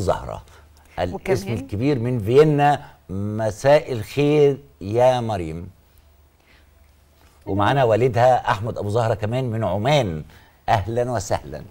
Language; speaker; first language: Arabic; native; Arabic